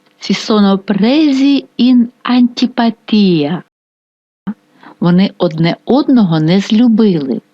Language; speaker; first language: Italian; non-native, fluent; Ukrainian